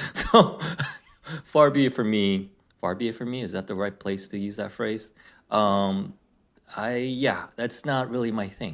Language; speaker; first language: English; early bilingual, other home language; Korean